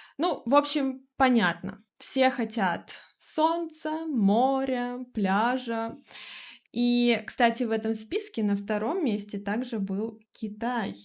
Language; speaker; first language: Russian; native; Russian